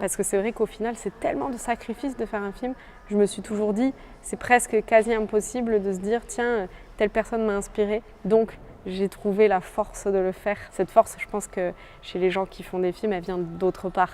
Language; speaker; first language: French; native; French